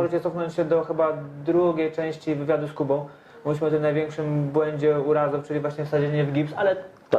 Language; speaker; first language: Polish; native; Polish